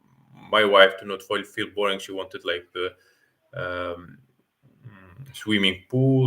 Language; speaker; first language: English; non-native, fluent; Arabic